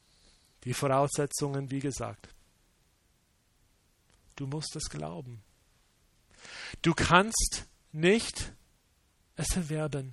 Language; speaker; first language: German; non-native, fluent; English